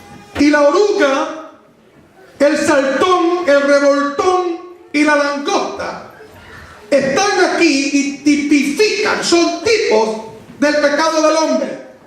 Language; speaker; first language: Spanish; native; Spanish